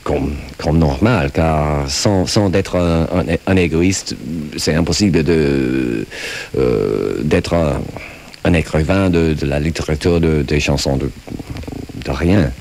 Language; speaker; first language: French; non-native, fluent; English